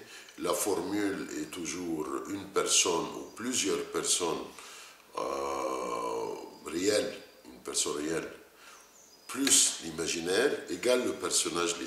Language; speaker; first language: French; non-native, fluent; Arabic